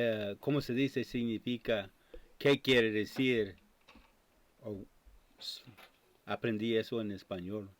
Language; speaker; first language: Spanish; non-native, fluent; English